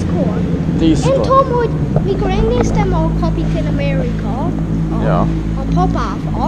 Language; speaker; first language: Hungarian; early bilingual, heritage; English